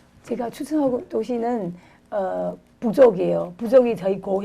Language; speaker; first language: Korean; non-native, fluent; Chinese